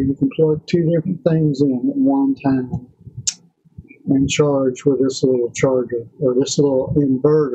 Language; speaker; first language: English; native; English